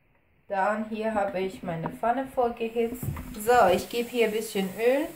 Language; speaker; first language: German; non-native, fluent; Persian